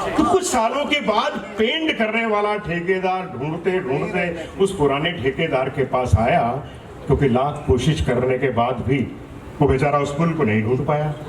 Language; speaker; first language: Hindi; non-native, local second language; Punjabi